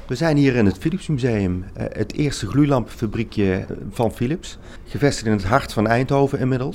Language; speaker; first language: Dutch; native; Dutch